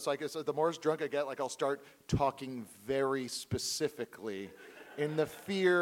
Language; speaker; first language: English; native; English